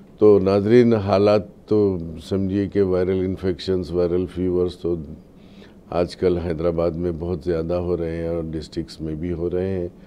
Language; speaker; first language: Urdu; native; Urdu